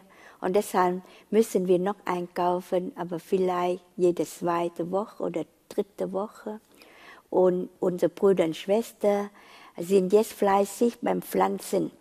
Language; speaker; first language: German; non-native, fluent; Vietnamese